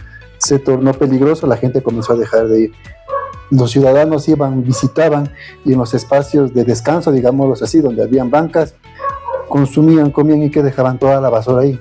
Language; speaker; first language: Spanish; native; Spanish